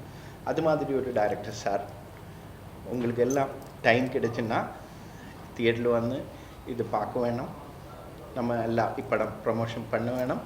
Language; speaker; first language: Tamil; non-native, learner; Malayalam